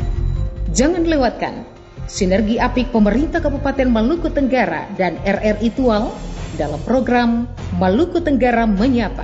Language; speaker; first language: Indonesian; native; Indonesian